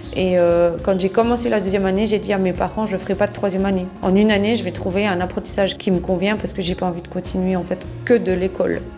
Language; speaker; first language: French; native; French